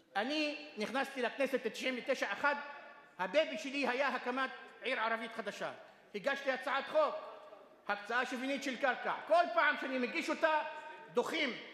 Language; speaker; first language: Hebrew; non-native, local second language; Arabic